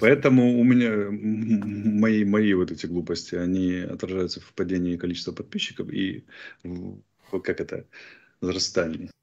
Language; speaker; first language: Russian; native; Russian